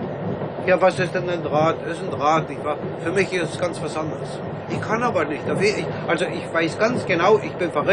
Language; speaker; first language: German; non-native, fluent; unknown